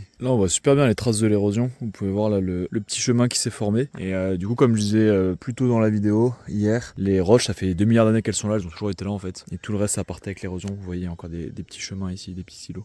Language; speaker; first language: French; native; French